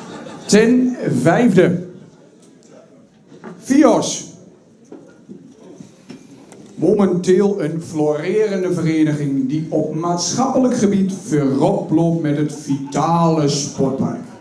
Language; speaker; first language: Dutch; native; Dutch